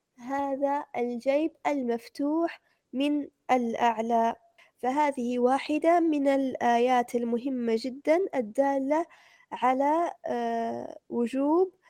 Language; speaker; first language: Arabic; native; Arabic